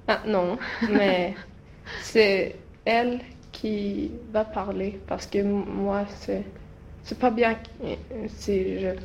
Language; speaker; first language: French; non-native, learner; Swedish